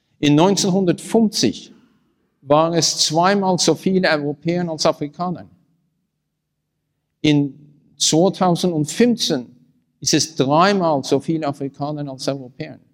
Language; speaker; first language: German; non-native, learner; Norwegian